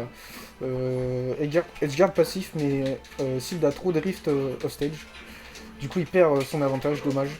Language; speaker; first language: French; native; French